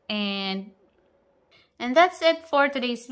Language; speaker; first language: English; non-native, local second language; Filipino